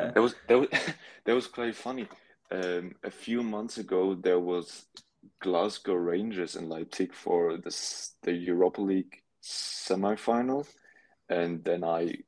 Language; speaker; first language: English; non-native, fluent; German